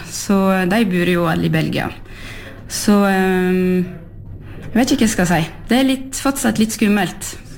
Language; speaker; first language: Norwegian; early bilingual, heritage; French